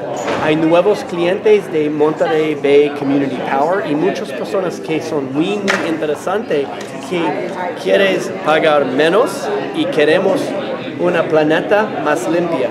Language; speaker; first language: Spanish; non-native, learner; English